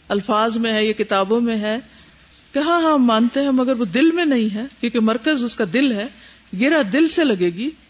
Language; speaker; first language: Urdu; native; Urdu